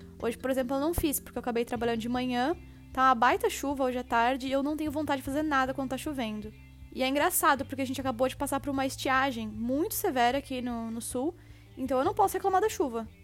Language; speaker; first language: Portuguese; native; Portuguese